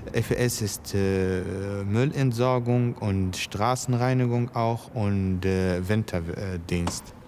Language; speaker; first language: German; non-native, learner; Arabic